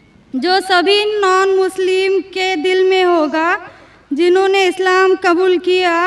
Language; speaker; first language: Hindi; non-native, local second language; Marathi